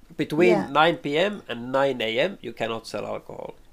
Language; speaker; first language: English; non-native, fluent; Finnish